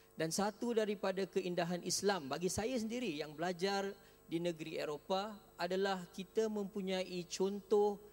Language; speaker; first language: Malay; native; Malay